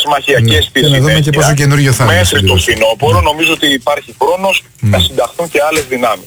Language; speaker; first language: Greek; native; Greek